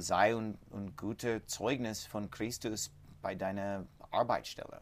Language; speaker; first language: German; non-native, learner; English